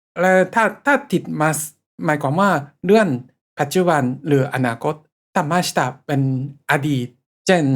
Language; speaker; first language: Thai; non-native, fluent; Japanese